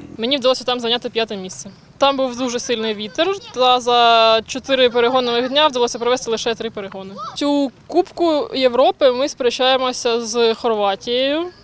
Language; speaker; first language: Ukrainian; native; Ukrainian